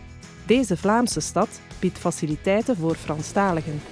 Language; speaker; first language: Dutch; native; Dutch